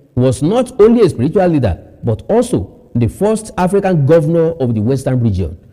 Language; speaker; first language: English; non-native, local second language; Yoruba